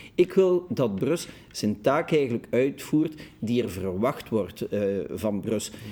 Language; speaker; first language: Dutch; native; Dutch